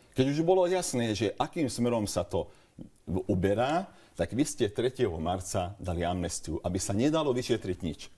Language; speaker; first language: Slovak; non-native, local second language; Hungarian